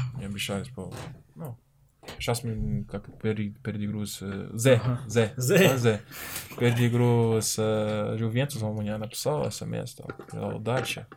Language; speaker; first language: Russian; non-native, learner; Portuguese